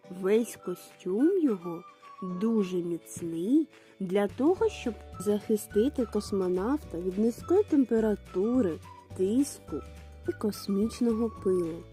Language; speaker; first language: Ukrainian; native; Ukrainian